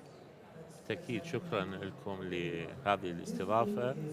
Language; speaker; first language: Arabic; native; Arabic